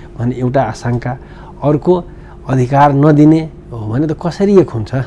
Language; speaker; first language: Nepali; non-native, local second language; Bhojpuri